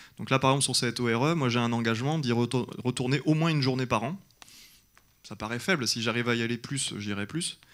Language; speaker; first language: French; native; French